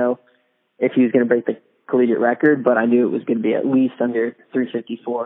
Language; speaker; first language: English; native; English